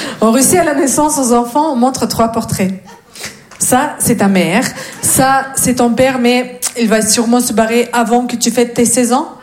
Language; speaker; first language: French; non-native, fluent; Russian